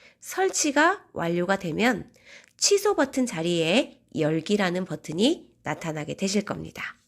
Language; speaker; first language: Korean; native; Korean